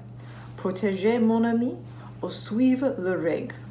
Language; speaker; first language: French; non-native, learner; English